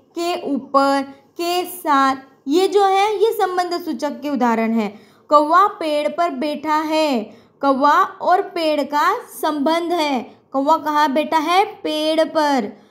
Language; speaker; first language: Hindi; non-native, local second language; Marathi